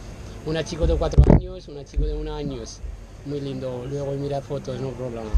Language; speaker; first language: Spanish; non-native, learner; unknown